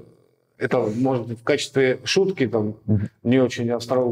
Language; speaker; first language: Russian; native; Russian